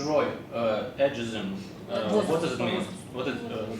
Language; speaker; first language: English; non-native, learner; Russian